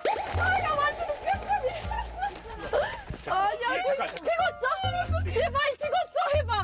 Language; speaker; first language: Korean; non-native, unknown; Russian